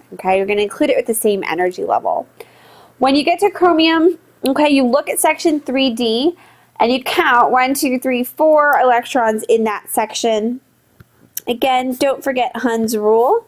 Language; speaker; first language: English; native; English